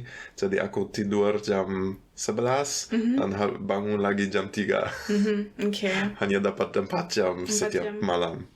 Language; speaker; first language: Indonesian; non-native, fluent; German